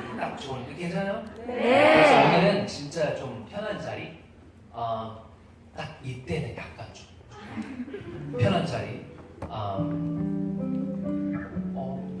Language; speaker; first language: Korean; non-native, fluent; English